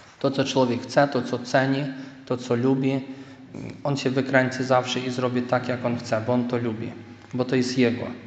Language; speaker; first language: Polish; native; Polish